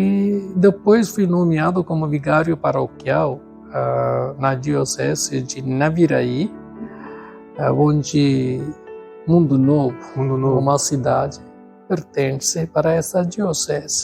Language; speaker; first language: Portuguese; non-native, fluent; Tamil